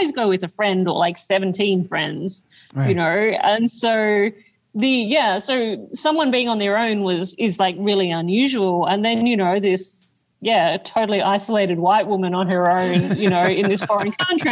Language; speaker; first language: English; native; English